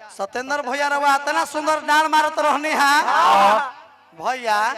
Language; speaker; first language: Bhojpuri; non-native, local second language; Magahi